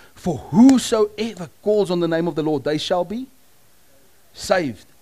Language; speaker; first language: English; non-native, local second language; Afrikaans